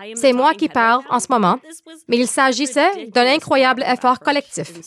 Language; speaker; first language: French; native; French